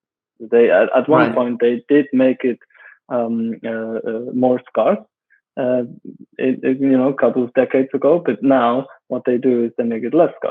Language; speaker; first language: English; non-native, fluent; German